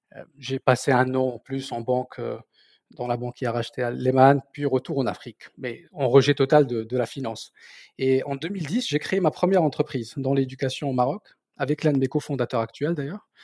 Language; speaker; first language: French; non-native, local second language; Berber languages